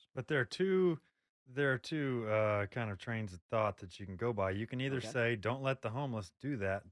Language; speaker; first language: English; native; English